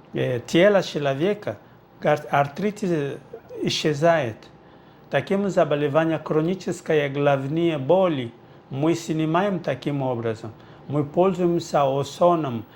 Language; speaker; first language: Russian; non-native, fluent; Portuguese